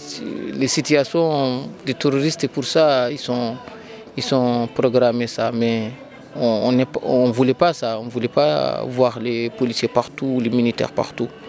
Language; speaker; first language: French; non-native, learner; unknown